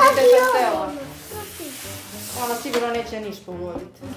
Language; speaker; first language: Croatian; native; Croatian